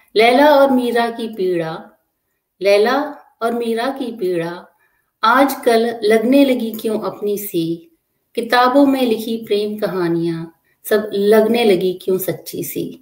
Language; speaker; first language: Hindi; native; Hindi